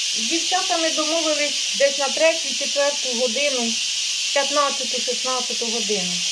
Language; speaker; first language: Ukrainian; native; Ukrainian